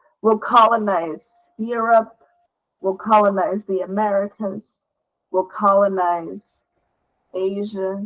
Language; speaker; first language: English; non-native, fluent; Portuguese